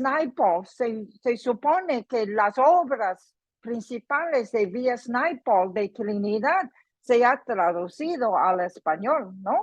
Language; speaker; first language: Spanish; non-native, fluent; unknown